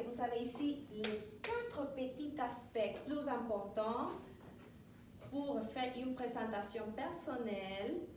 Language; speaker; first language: French; non-native, fluent; Spanish